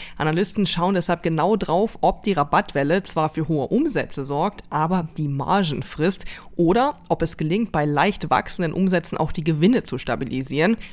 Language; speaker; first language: German; native; German